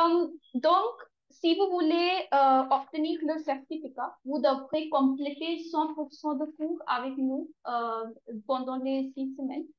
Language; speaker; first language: French; non-native, learner; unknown